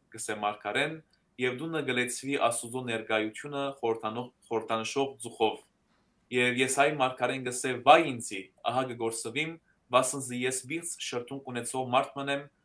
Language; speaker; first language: Armenian; early bilingual, heritage; Armenian